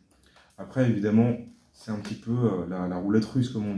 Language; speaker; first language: French; native; French